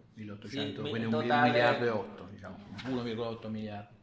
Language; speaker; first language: Italian; native; Italian